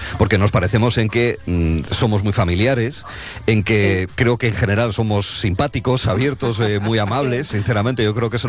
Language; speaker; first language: Spanish; native; Spanish